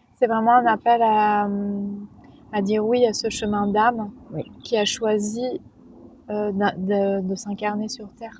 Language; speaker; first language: French; native; French